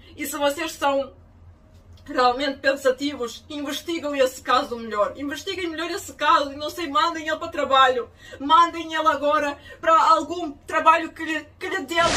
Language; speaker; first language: Portuguese; non-native, fluent; Ukrainian